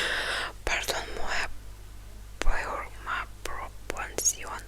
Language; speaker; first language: French; non-native, learner; Russian